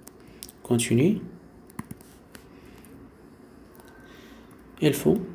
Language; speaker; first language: French; non-native, local second language; Arabic